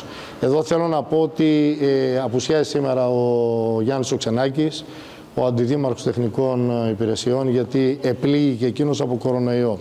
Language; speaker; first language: Greek; native; Greek